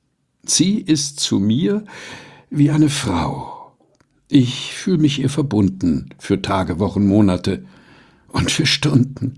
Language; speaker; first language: German; native; German